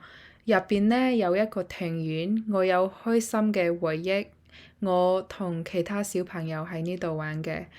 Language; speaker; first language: Cantonese; early bilingual, heritage; Cantonese